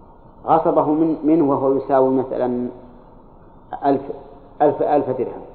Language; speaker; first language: Arabic; native; Arabic